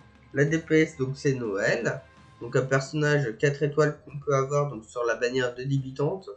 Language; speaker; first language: French; native; French